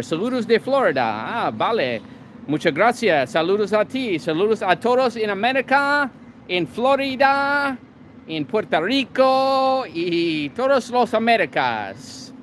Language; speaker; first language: Spanish; non-native, learner; English